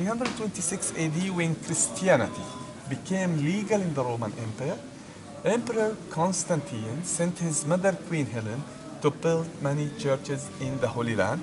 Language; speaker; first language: English; non-native, fluent; Arabic